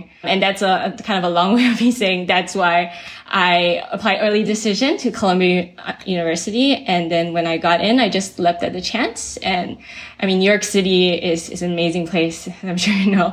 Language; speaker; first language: English; native; English